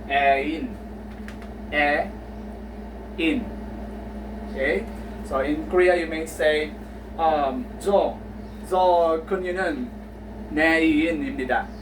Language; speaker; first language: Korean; non-native, learner; Filipino